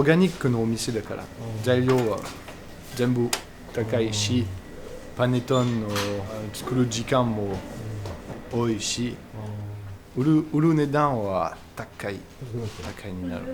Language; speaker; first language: Japanese; non-native, learner; French